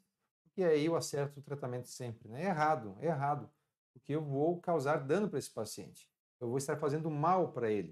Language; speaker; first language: Portuguese; native; Portuguese